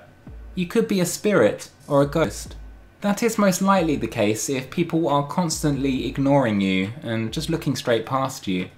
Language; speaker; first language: English; native; English